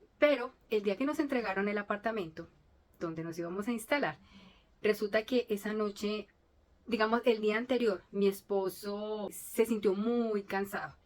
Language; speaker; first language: Spanish; native; Spanish